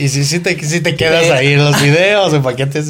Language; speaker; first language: Spanish; native; Spanish